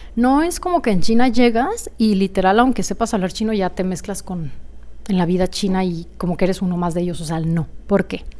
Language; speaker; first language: Spanish; native; Spanish